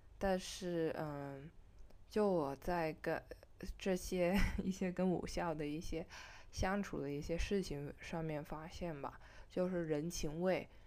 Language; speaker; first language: Chinese; non-native, local second language; Cantonese